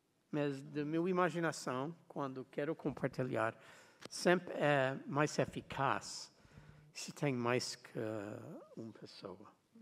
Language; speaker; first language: Portuguese; non-native, learner; English